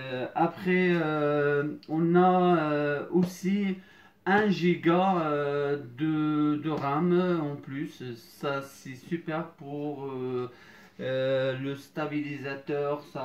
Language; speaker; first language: French; non-native, fluent; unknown